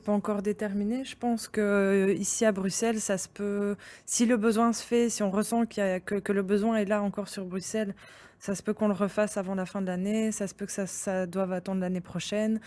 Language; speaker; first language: French; native; French